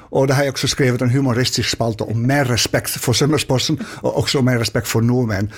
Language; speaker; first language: Norwegian; non-native, fluent; Dutch